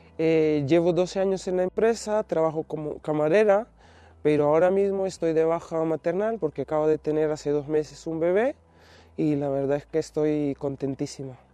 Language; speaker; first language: Spanish; non-native, fluent; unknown